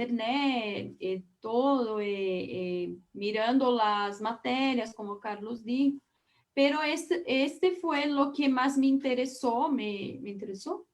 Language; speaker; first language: Spanish; non-native, learner; Portuguese